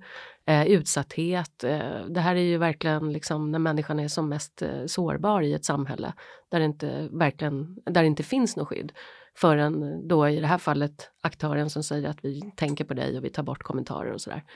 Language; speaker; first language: Swedish; native; Swedish